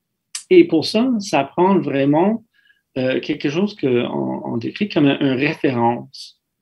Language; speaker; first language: French; non-native, fluent; English